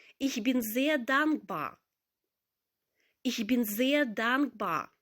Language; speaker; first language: German; non-native, learner; Ukrainian